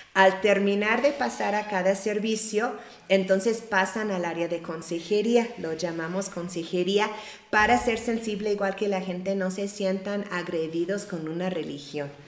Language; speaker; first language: Spanish; non-native, fluent; English